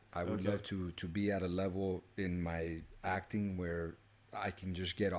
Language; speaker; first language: English; early bilingual, other home language; Spanish